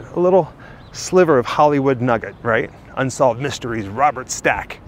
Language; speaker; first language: English; native; English